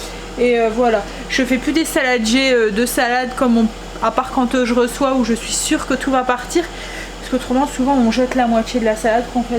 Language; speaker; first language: French; native; French